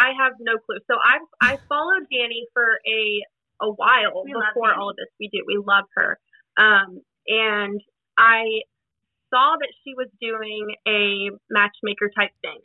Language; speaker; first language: English; native; English